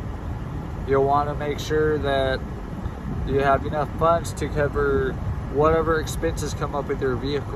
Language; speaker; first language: English; native; English